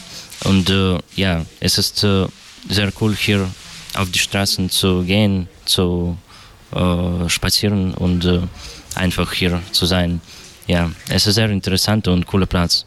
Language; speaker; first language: German; non-native, learner; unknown